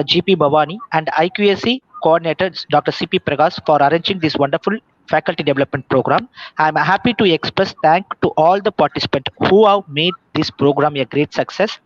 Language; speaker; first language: English; non-native, local second language; Tamil